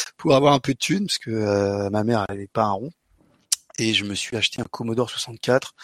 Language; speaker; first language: French; early bilingual, other home language; Portuguese